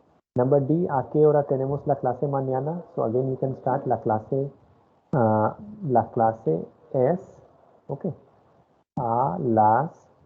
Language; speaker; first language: Spanish; non-native, fluent; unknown